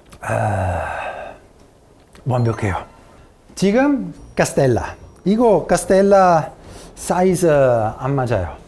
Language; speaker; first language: Korean; non-native, learner; Italian